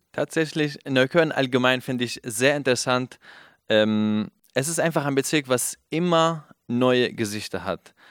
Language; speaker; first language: German; non-native, fluent; Kurdish